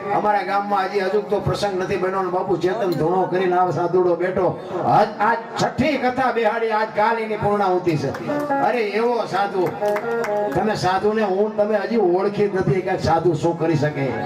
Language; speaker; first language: Gujarati; native; Gujarati